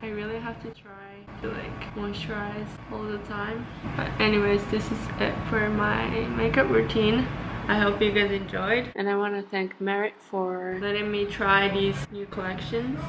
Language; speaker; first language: English; non-native, fluent; Japanese